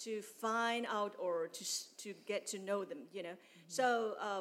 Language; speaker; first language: English; non-native, fluent; Burmese